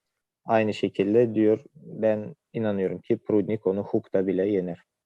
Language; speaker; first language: Turkish; non-native, fluent; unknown